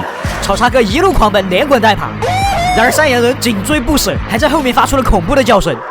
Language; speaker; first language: Chinese; native; Chinese